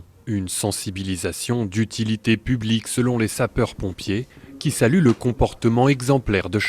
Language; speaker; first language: French; native; French